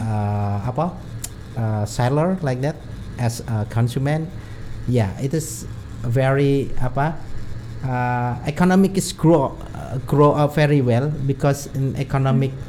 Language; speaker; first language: English; non-native, learner; Indonesian